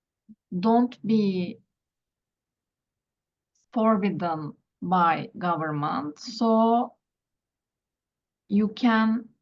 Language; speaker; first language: English; non-native, learner; Turkish